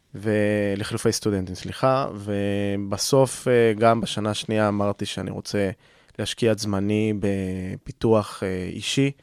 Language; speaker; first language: Hebrew; non-native, fluent; Spanish